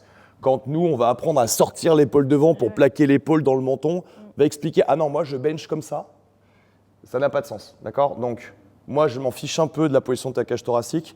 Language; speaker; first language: French; native; French